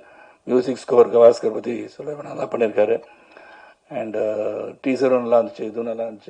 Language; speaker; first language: Tamil; native; Tamil